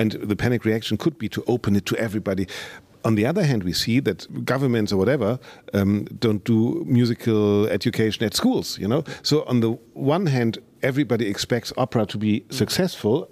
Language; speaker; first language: English; non-native, fluent; German